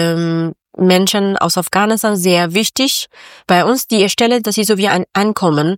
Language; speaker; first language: German; non-native, learner; Persian